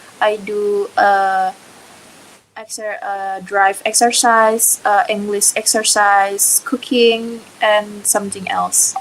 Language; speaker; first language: English; non-native, learner; Indonesian